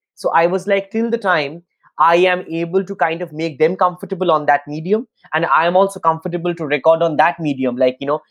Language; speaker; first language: English; non-native, local second language; Bangla